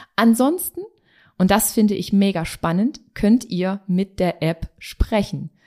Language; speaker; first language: German; native; German